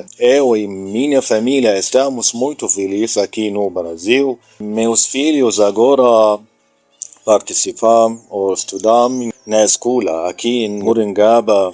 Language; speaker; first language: Portuguese; non-native, learner; Arabic